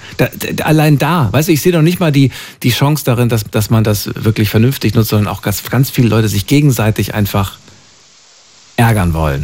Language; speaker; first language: German; native; German